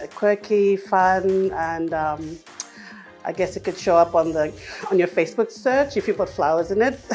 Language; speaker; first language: English; non-native, fluent; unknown